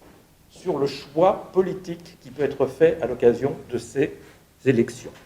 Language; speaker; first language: French; native; French